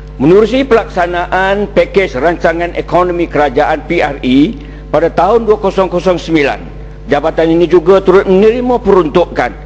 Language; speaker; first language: Malay; native; Malay